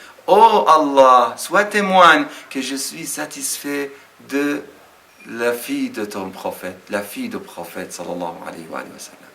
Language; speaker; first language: French; non-native, fluent; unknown